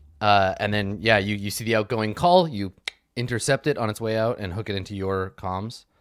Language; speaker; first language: English; native; English